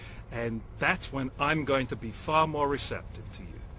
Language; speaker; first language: English; native; English